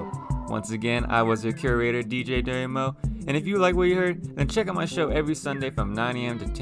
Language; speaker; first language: English; native; English